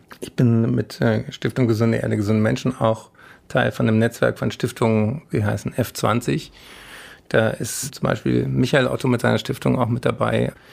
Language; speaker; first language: German; native; German